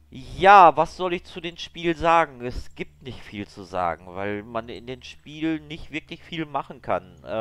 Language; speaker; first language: German; native; German